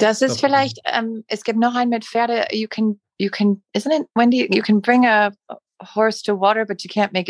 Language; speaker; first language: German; non-native, fluent; English